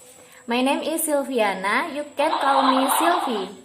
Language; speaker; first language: English; non-native, learner; Indonesian